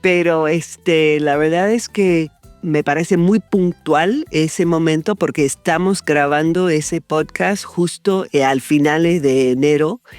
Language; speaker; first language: Spanish; non-native, fluent; English